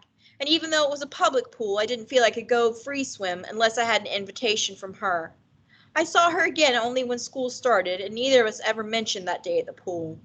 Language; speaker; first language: English; native; English